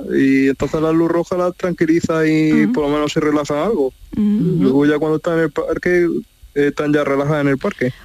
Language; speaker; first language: Spanish; native; Spanish